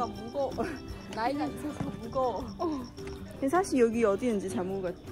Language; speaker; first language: Korean; non-native, learner; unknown